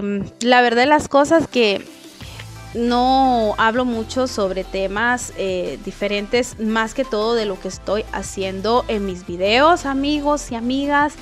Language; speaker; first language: Spanish; native; Spanish